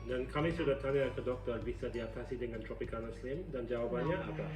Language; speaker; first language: Indonesian; non-native, fluent; English